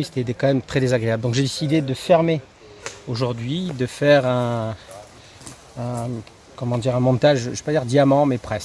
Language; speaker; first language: French; native; French